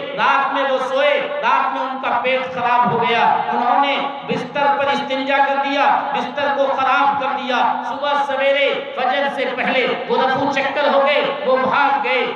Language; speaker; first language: Urdu; native; Urdu